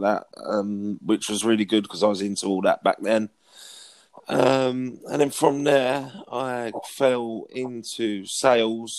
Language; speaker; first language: English; native; English